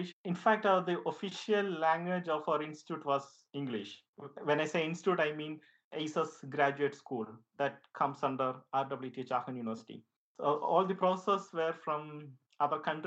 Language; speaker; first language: English; non-native, local second language; Malayalam